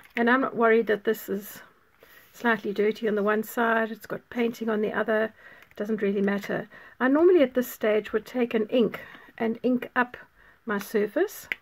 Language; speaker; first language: English; native; English